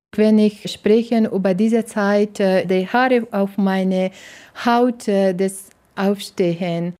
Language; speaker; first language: German; non-native, learner; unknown